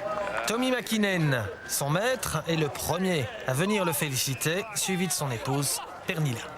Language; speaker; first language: French; native; French